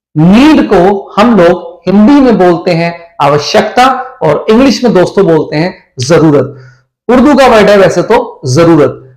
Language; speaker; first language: Hindi; native; Hindi